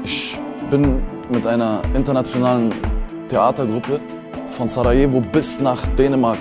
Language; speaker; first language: German; early bilingual, other home language; Arabic